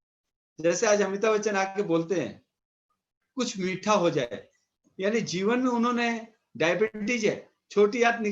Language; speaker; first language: Hindi; native; Hindi